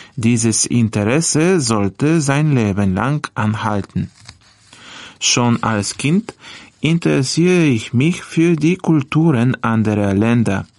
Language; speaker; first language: German; non-native, fluent; Bulgarian